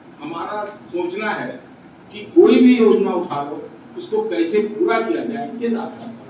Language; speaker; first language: Hindi; native; Hindi